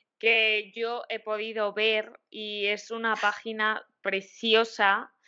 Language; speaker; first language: Spanish; native; Spanish